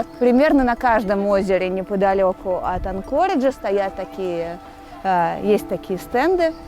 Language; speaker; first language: Russian; native; Russian